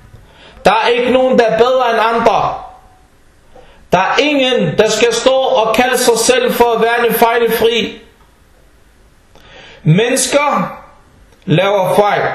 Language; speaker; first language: Danish; non-native, fluent; Arabic